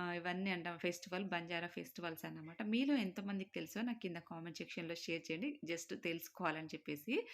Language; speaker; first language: Telugu; non-native, local second language; Marwari